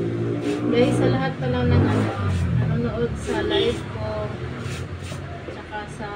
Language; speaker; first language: Filipino; native; Filipino